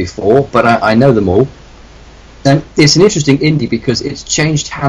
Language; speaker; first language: English; native; English